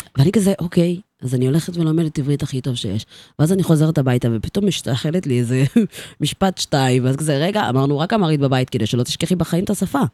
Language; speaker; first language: Hebrew; early bilingual, other home language; Amharic